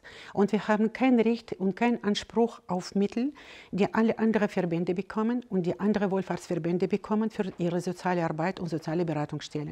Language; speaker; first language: German; non-native, fluent; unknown